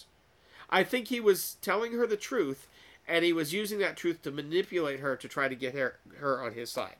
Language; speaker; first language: English; native; English